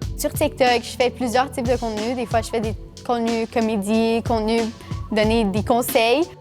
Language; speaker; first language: French; early bilingual, other home language; Portuguese